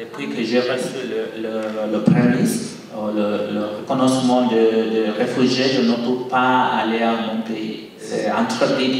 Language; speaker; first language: French; non-native, learner; Spanish